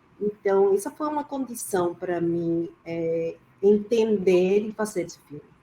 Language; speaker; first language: Portuguese; non-native, fluent; Spanish